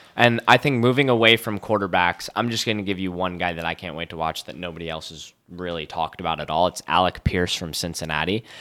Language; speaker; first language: English; native; English